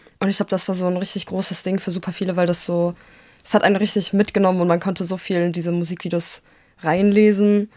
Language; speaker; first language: German; native; German